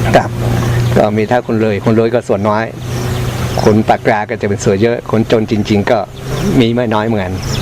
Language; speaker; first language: Thai; non-native, local second language; Hmong